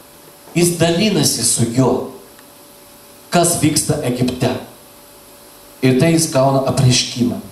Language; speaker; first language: Lithuanian; non-native, local second language; Russian